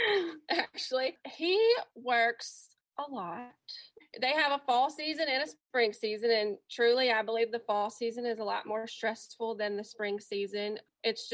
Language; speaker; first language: English; native; English